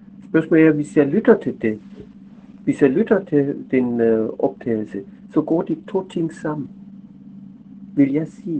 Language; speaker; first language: Danish; non-native, fluent; German